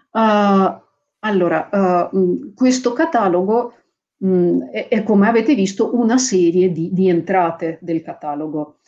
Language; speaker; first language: Italian; non-native, fluent; Russian